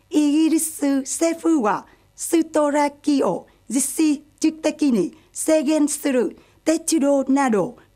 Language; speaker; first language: Japanese; non-native, fluent; Vietnamese